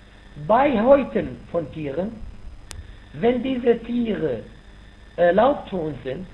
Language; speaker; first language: German; non-native, fluent; Arabic